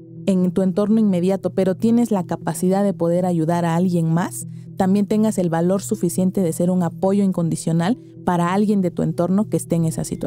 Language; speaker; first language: Spanish; native; Spanish